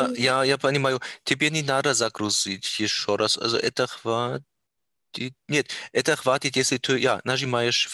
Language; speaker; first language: Russian; non-native, learner; German